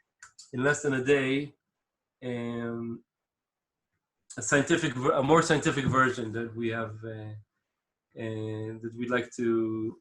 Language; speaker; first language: English; non-native, fluent; Hebrew